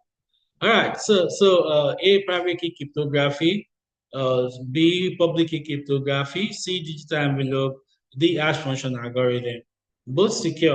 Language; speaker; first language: English; non-native, local second language; Yoruba